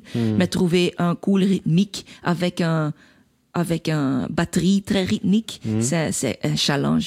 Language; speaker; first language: French; non-native, local second language; Dutch